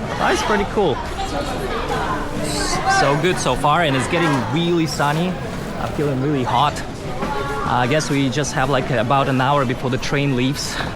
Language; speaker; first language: English; non-native, fluent; Russian